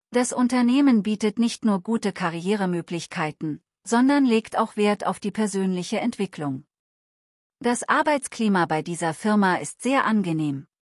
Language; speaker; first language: German; non-native, learner; Telugu